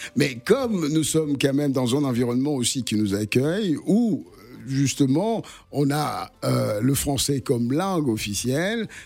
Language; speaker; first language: French; native; French